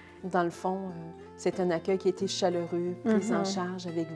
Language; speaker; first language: French; native; French